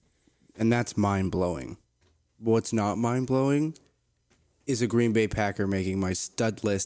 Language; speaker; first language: English; native; English